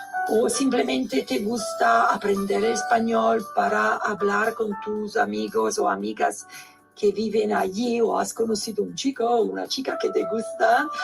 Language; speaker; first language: Spanish; non-native, learner; Italian